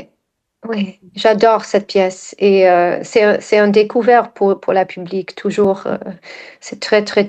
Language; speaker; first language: French; non-native, fluent; English